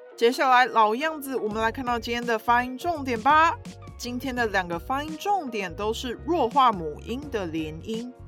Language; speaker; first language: Chinese; native; Chinese